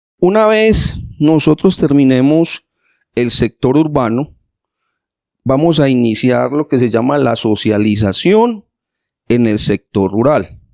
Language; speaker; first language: Spanish; native; Spanish